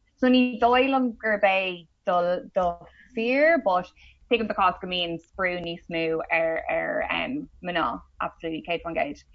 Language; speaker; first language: Irish; non-native, local second language; English